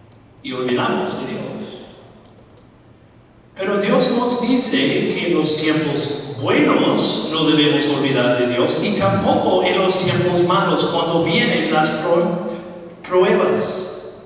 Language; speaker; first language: Spanish; non-native, fluent; English